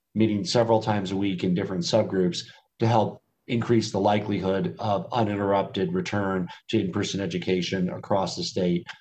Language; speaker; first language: English; native; English